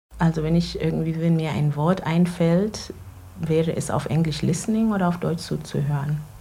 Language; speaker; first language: German; non-native, fluent; Ganda